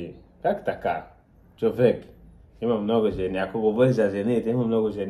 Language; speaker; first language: Bulgarian; non-native, learner; Portuguese